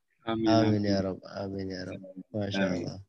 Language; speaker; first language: Arabic; non-native, fluent; Indonesian